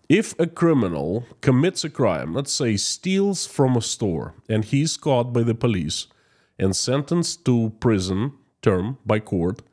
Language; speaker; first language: English; non-native, fluent; Russian